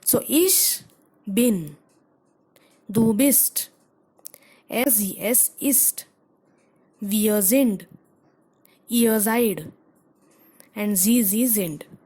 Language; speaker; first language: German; non-native, fluent; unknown